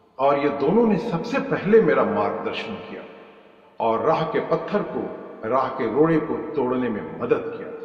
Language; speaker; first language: Hindi; non-native, local second language; Urdu